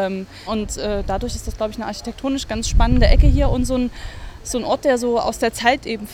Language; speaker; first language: German; native; German